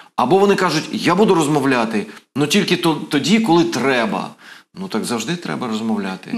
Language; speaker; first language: Ukrainian; non-native, local second language; Russian